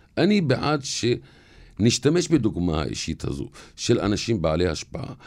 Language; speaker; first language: Hebrew; non-native, local second language; Arabic